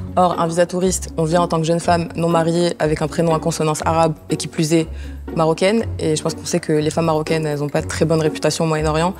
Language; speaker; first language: French; non-native, local second language; Arabic